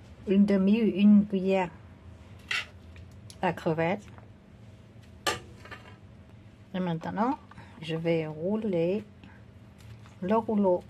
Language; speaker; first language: French; non-native, fluent; Vietnamese